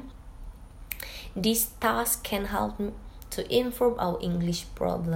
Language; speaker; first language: English; non-native, local second language; Malay